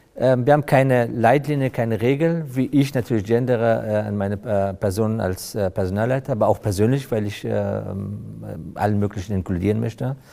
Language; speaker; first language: German; non-native, fluent; Persian